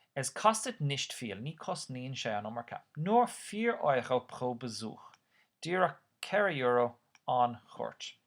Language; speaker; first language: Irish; non-native, local second language; English